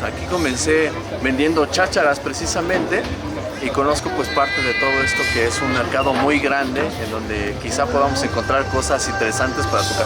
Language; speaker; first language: Spanish; native; Spanish